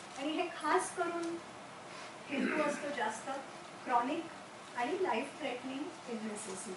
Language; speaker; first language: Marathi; non-native, local second language; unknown